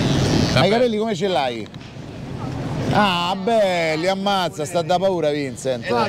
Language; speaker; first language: Italian; native; Italian